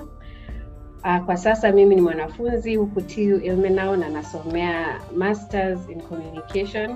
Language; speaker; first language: English; non-native, local second language; Swahili